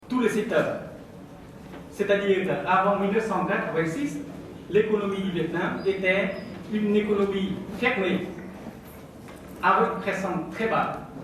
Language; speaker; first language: French; non-native, fluent; Vietnamese